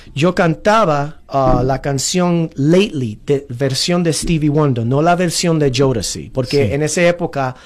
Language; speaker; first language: Spanish; early bilingual, heritage; Spanish